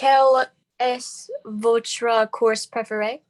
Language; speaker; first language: French; non-native, learner; English